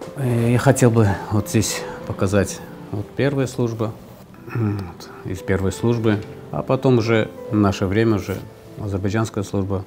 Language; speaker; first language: Russian; non-native, local second language; Azerbaijani